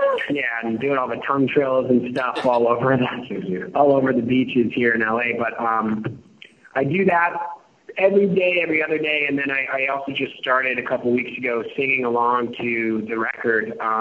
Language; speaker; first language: English; native; English